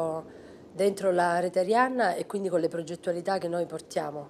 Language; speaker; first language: Italian; native; Italian